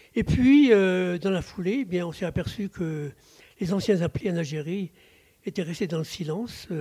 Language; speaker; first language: French; native; French